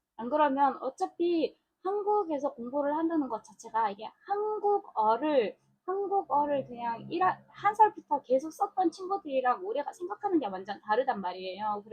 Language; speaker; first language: Korean; non-native, fluent; Mongolian